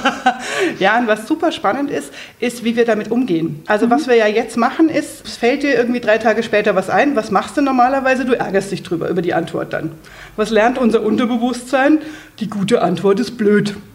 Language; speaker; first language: German; native; German